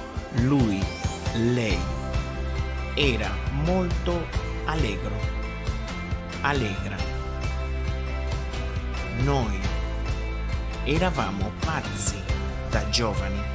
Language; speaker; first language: Italian; non-native, fluent; Spanish